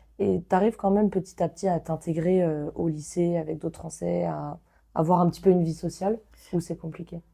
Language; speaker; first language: French; native; French